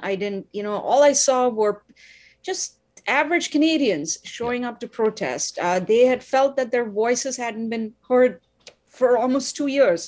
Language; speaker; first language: English; non-native, local second language; Tamil